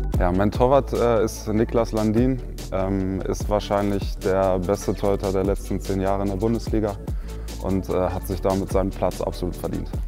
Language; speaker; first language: German; native; German